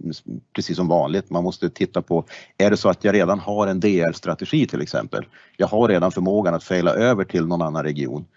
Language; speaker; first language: Swedish; native; Swedish